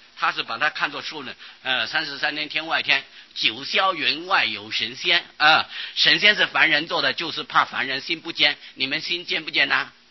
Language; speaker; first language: Chinese; non-native, local second language; Hakka Chinese